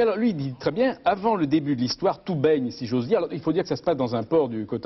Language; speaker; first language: French; native; French